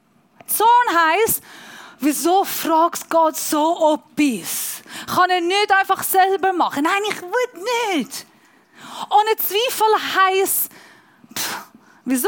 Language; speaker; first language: German; non-native, fluent; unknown